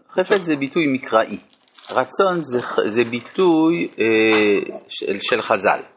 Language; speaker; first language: Hebrew; non-native, fluent; French